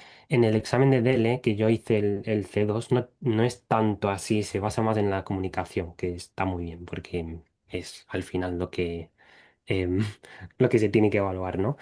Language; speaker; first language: Spanish; non-native, fluent; English